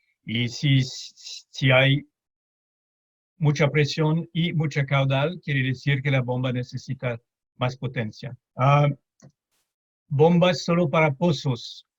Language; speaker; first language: Spanish; non-native, fluent; French